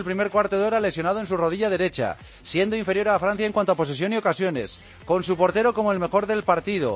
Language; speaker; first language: Spanish; native; Spanish